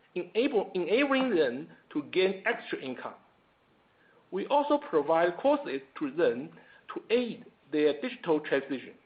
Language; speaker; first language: English; non-native, fluent; Chinese